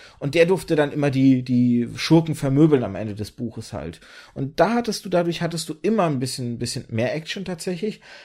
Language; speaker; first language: German; early bilingual, other home language; Russian